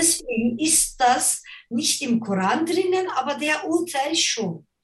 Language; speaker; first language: German; non-native, fluent; Turkish